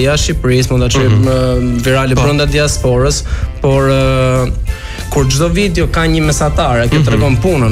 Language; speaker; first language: Albanian; native; Albanian